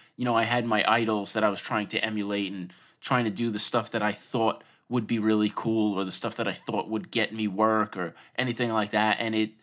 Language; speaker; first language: English; native; English